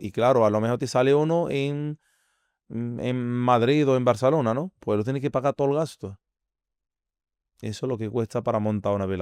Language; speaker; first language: Spanish; non-native, fluent; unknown